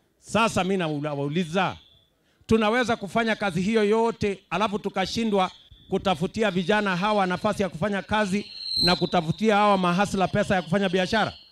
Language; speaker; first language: Swahili; non-native, local second language; Kalenjin